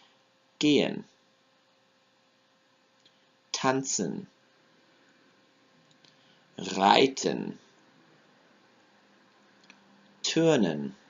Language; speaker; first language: German; non-native, fluent; English